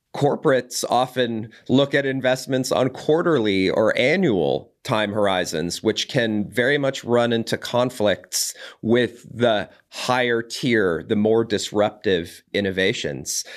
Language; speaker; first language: English; native; English